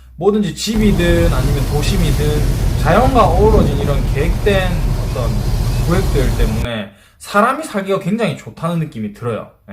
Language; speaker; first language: Korean; native; Korean